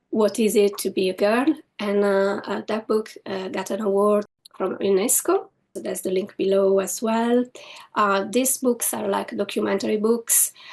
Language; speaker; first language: English; non-native, fluent; Italian